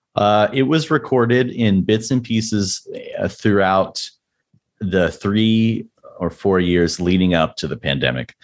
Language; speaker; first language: English; native; English